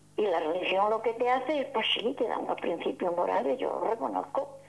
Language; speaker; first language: Spanish; native; Spanish